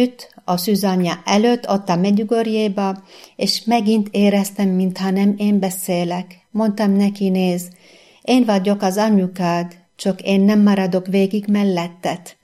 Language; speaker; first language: Hungarian; non-native, fluent; Arabic